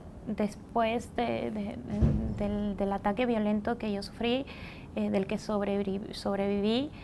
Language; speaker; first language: Spanish; native; Spanish